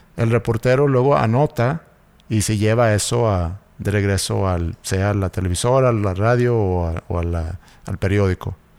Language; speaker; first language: Spanish; native; Spanish